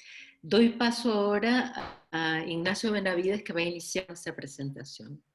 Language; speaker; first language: Spanish; native; Spanish